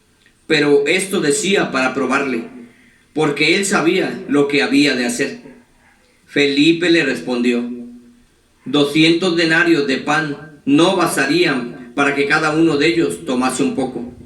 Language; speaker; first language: Spanish; native; Spanish